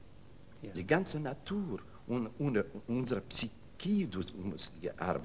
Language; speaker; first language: German; non-native, learner; Russian